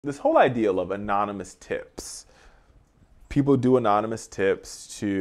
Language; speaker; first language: English; native; English